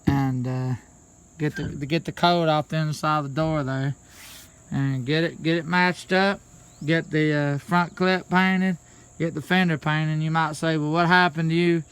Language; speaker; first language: English; native; English